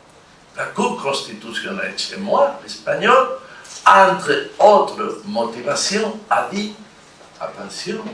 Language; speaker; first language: French; non-native, fluent; Spanish